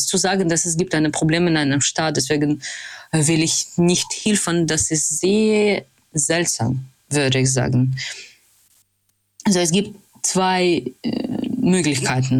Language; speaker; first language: German; non-native, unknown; Russian